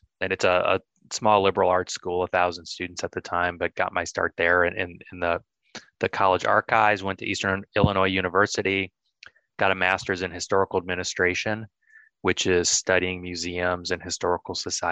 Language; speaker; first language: English; native; English